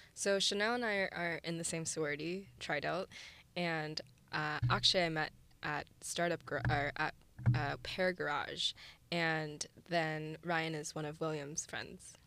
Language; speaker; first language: English; early bilingual, other home language; Chinese